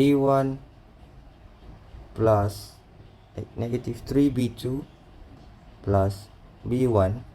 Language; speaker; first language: English; non-native, local second language; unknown